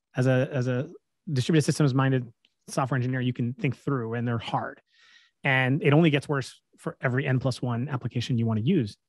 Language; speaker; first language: English; native; English